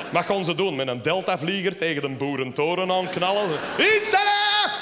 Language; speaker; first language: Dutch; native; Dutch